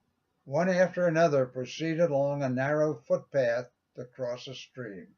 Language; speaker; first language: English; native; English